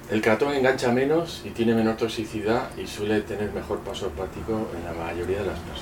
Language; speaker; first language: Spanish; native; Spanish